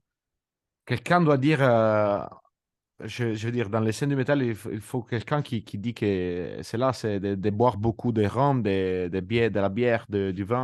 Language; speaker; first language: French; non-native, fluent; Italian